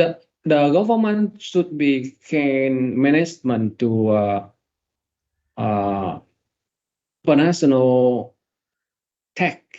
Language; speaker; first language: English; non-native, learner; Vietnamese